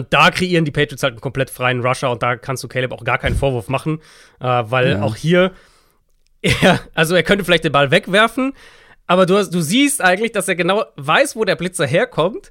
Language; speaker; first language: German; native; German